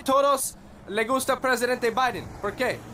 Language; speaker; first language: Spanish; non-native, learner; English